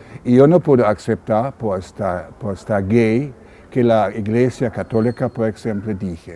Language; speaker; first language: Spanish; non-native, learner; German